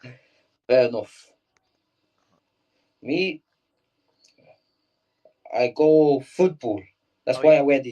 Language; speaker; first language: English; non-native, learner; Greek